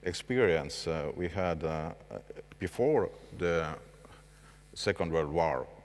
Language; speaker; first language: English; non-native, fluent; Estonian